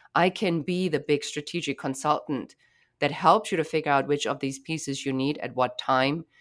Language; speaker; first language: English; non-native, fluent; German